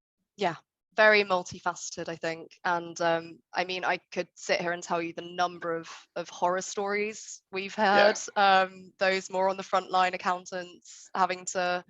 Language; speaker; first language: English; native; English